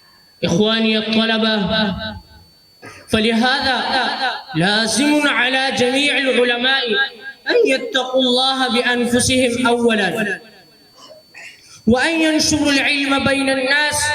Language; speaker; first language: Arabic; non-native, learner; Urdu